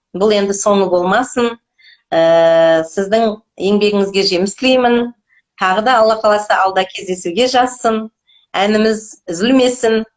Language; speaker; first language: Kazakh; native; Kazakh